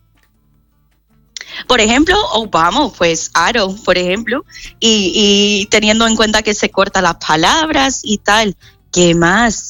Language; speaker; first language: Spanish; non-native, fluent; English